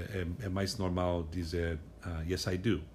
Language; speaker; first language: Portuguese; non-native, fluent; English